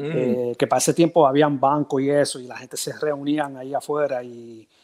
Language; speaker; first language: Spanish; early bilingual, heritage; Spanish